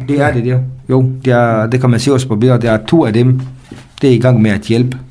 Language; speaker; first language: Danish; non-native, fluent; Kurdish